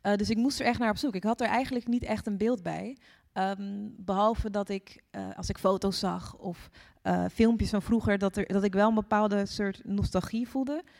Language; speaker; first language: Dutch; early bilingual, other home language; English